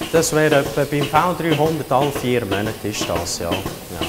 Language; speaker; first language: German; early bilingual, heritage; German